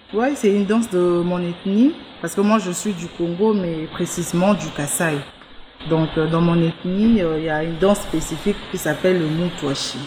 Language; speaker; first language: French; non-native, local second language; Luba-Lulua